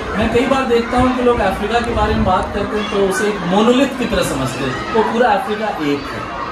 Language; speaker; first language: Hindi; native; Hindi